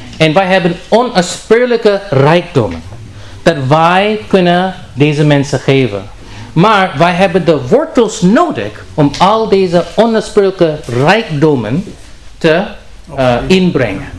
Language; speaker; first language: Dutch; non-native, learner; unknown